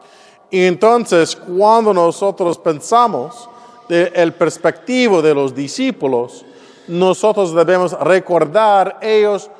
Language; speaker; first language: Spanish; non-native, fluent; English